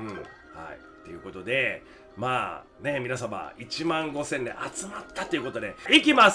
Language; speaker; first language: Japanese; native; Japanese